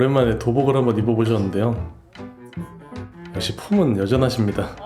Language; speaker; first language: Korean; native; Korean